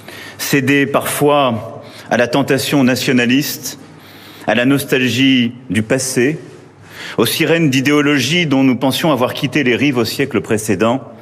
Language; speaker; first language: French; native; French